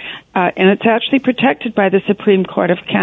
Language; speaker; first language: English; native; English